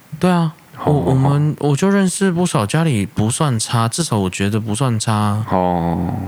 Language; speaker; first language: Chinese; native; Chinese